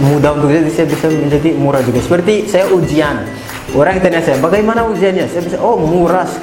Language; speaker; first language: Indonesian; non-native, fluent; Malagasy